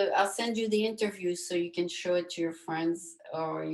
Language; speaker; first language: English; non-native, fluent; French